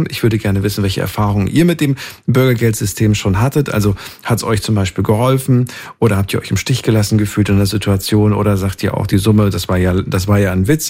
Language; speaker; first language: German; native; German